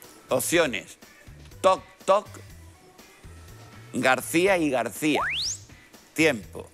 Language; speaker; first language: Spanish; native; Spanish